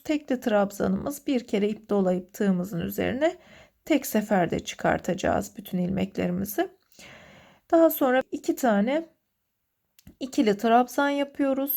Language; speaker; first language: Turkish; native; Turkish